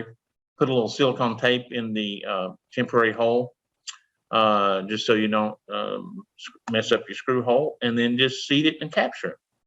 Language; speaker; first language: English; native; English